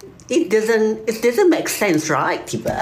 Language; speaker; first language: English; non-native, learner; Malay